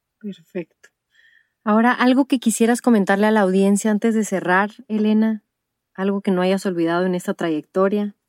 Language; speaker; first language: Spanish; native; Spanish